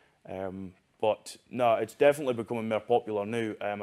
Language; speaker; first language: English; non-native, local second language; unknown